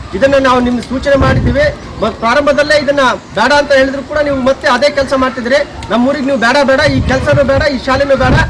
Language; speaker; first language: Kannada; non-native, local second language; Lambadi